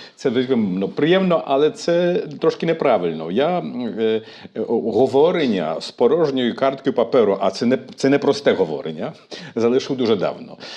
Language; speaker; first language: Ukrainian; early bilingual, heritage; Ukrainian